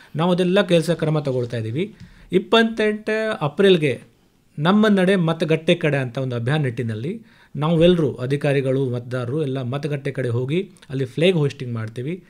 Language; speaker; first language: Kannada; non-native, fluent; Hindi